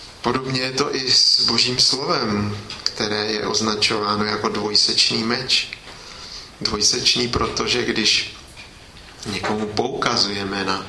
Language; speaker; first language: Czech; native; Czech